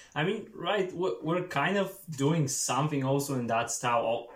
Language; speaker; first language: English; non-native, fluent; Dutch